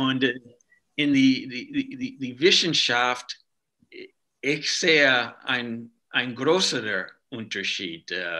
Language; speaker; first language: German; non-native, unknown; English